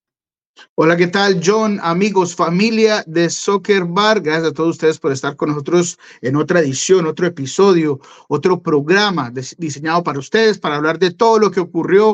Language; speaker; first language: Spanish; native; Spanish